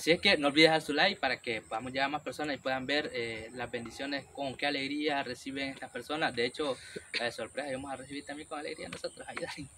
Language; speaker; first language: Spanish; native; Spanish